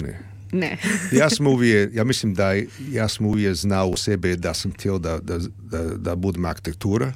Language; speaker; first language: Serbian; early bilingual, heritage; Serbian